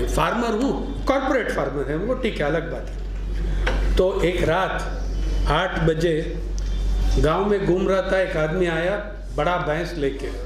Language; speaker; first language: Hindi; non-native, local second language; Telugu